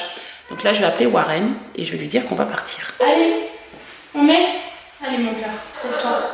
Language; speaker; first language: French; native; French